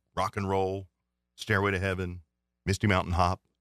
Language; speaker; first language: English; native; English